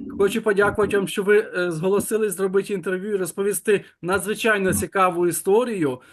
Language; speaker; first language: Ukrainian; native; Ukrainian